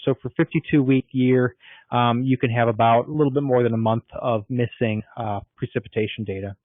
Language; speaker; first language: English; native; English